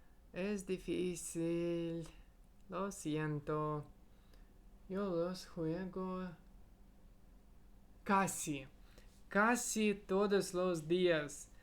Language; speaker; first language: Spanish; non-native, learner; Russian